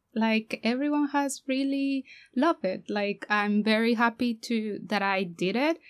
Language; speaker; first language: English; non-native, fluent; Spanish